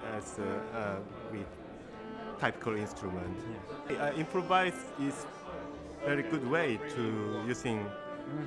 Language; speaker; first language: English; non-native, learner; Korean